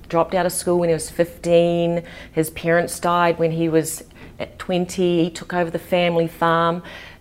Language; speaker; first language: English; native; English